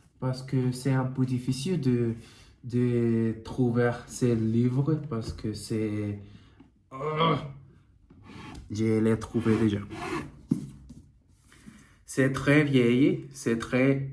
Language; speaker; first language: French; non-native, learner; Portuguese